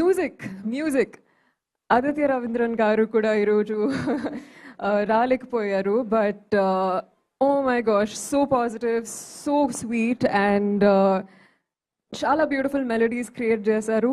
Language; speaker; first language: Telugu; early bilingual, heritage; Telugu